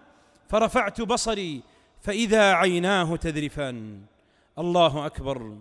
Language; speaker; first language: Arabic; native; Arabic